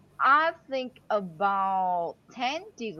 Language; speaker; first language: English; non-native, learner; Vietnamese